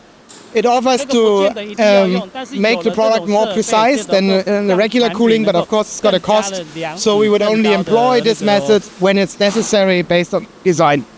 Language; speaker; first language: English; non-native, fluent; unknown